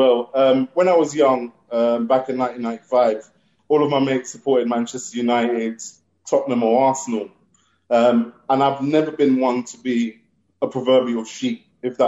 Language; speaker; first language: English; native; English